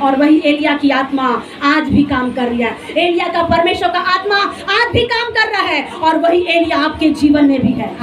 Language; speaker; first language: Hindi; native; Hindi